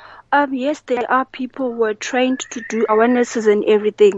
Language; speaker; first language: English; non-native, local second language; Xhosa